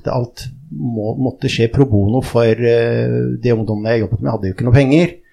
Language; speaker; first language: Norwegian; early bilingual, other home language; Arabic